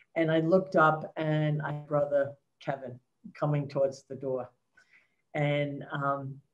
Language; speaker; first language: English; native; English